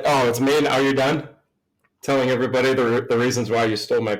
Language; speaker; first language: English; native; English